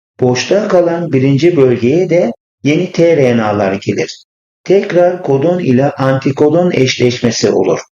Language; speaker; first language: Turkish; native; Turkish